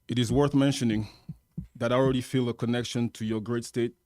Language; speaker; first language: English; non-native, fluent; French